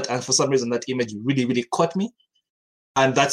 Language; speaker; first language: English; non-native, local second language; Ganda